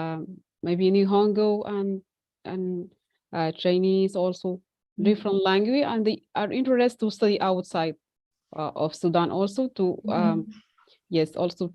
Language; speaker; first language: English; non-native, fluent; Arabic